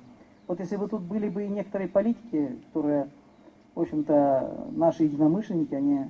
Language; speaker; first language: Russian; native; Russian